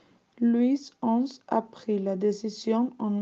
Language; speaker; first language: French; non-native, learner; Dutch